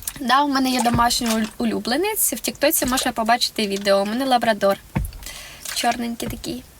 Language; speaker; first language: Ukrainian; non-native, local second language; Russian